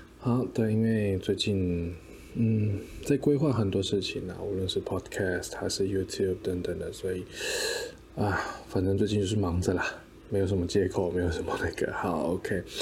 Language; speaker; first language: Chinese; native; Chinese